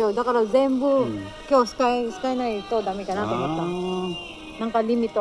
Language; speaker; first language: Japanese; non-native, learner; Filipino